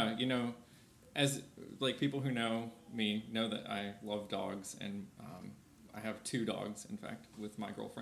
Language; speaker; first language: English; native; English